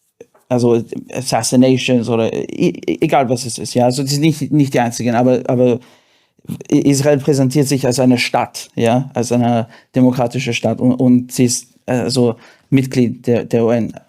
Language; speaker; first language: German; non-native, fluent; English